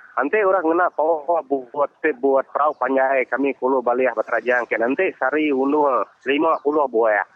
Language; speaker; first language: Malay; native; Malay